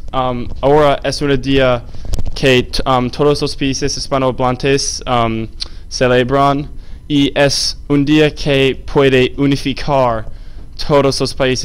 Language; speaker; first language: Spanish; non-native, learner; English